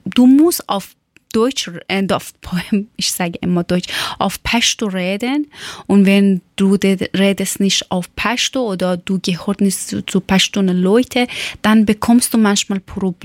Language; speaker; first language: German; non-native, learner; Persian